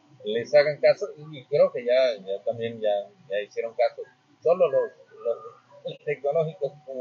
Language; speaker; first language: Spanish; native; Spanish